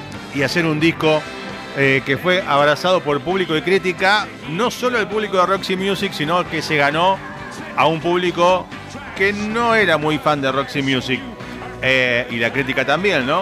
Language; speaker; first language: Spanish; native; Spanish